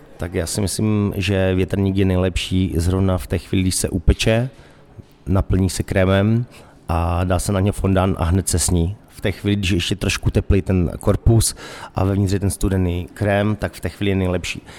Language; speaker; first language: Czech; native; Czech